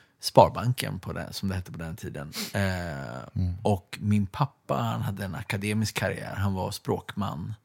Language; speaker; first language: Swedish; native; Swedish